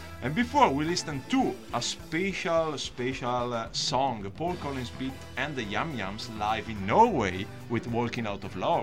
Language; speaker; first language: English; non-native, fluent; Italian